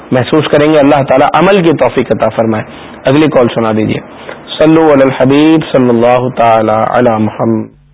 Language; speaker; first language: Urdu; native; Urdu